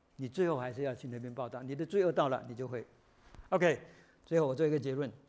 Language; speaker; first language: Chinese; native; Chinese